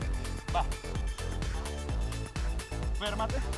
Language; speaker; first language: Italian; non-native, learner; Spanish